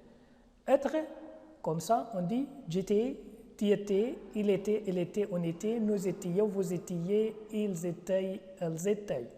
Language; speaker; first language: French; non-native, fluent; Arabic